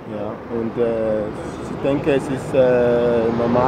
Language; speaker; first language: German; non-native, learner; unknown